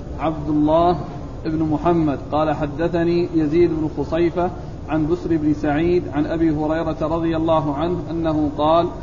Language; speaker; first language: Arabic; native; Arabic